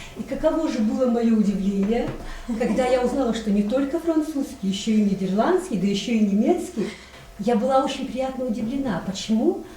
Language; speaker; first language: Russian; non-native, local second language; Chechen